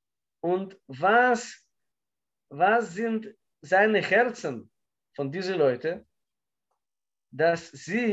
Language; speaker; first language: German; non-native, learner; Russian